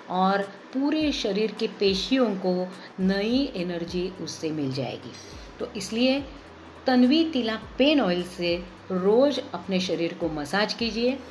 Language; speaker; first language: Hindi; non-native, local second language; Marathi